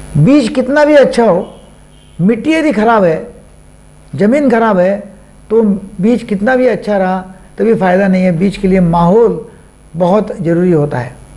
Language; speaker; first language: Hindi; non-native, local second language; Marathi